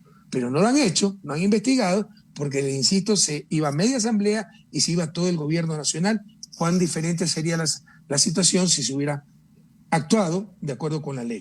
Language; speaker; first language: Spanish; native; Spanish